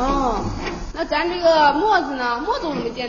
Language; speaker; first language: Chinese; native; Chinese